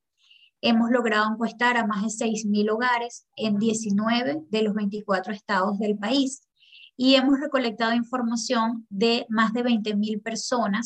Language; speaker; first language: Spanish; native; Spanish